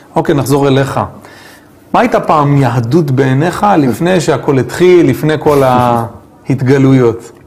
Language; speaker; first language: Hebrew; native; Hebrew